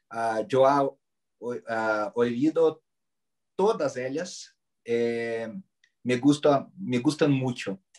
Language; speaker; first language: Spanish; non-native, learner; Portuguese